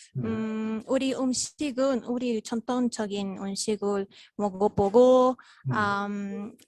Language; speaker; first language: Korean; non-native, learner; Spanish